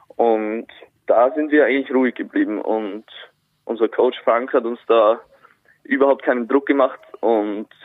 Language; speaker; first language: German; native; German